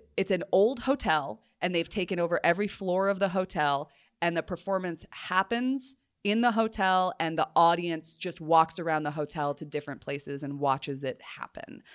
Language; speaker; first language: English; native; English